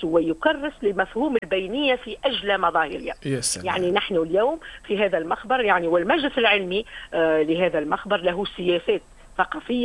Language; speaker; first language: Arabic; native; Arabic